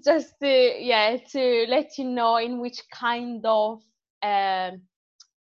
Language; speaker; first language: English; non-native, fluent; Italian